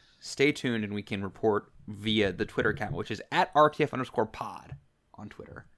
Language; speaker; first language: English; native; English